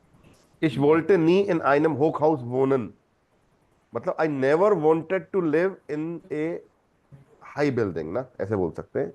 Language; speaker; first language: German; non-native, fluent; Hindi